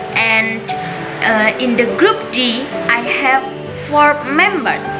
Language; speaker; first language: English; non-native, learner; Indonesian